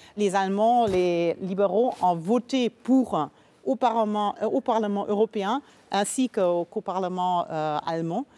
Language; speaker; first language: French; non-native, fluent; German